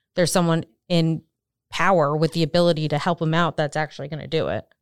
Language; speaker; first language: English; native; English